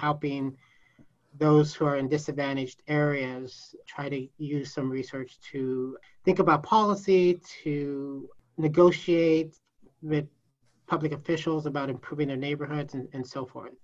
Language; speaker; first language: English; native; English